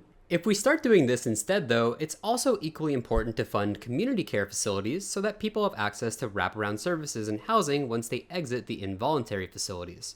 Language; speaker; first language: English; native; English